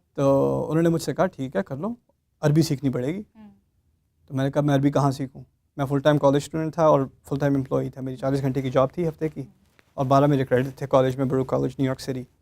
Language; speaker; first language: Urdu; early bilingual, heritage; Urdu